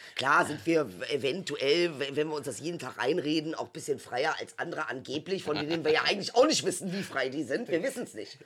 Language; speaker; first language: German; early bilingual, other home language; Turkish